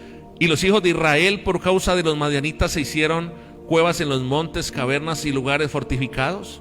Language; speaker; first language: Spanish; native; Spanish